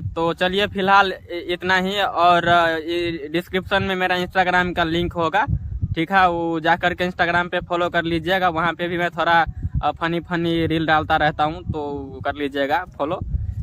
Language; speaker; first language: Hindi; non-native, local second language; Maithili